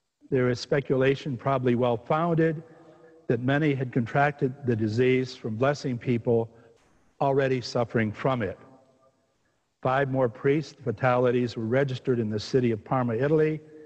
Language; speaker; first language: English; native; English